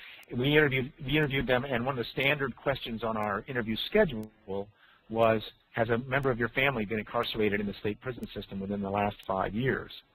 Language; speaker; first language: English; native; English